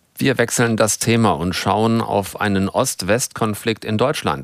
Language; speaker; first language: German; native; German